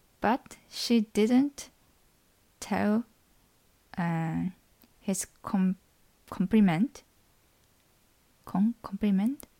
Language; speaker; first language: English; non-native, learner; Japanese